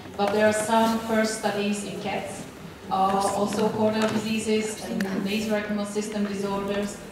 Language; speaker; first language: English; non-native, fluent; Czech